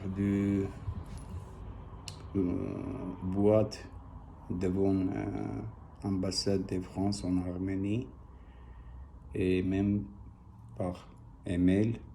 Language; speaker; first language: French; non-native, learner; Armenian